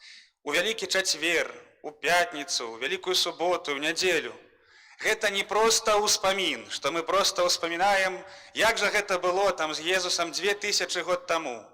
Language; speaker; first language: Belarusian; native; Belarusian